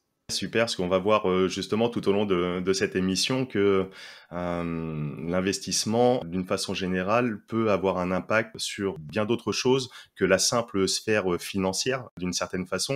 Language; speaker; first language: French; native; French